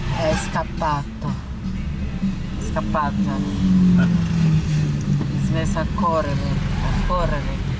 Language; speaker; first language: Italian; non-native, learner; Portuguese